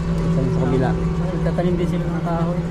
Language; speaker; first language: Filipino; native; Filipino